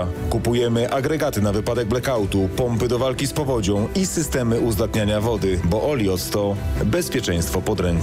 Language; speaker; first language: Polish; native; Polish